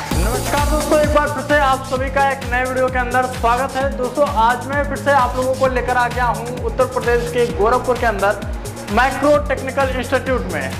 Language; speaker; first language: Hindi; native; Hindi